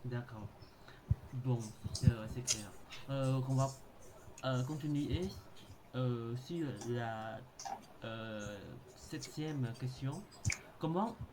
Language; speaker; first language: French; non-native, learner; Khmer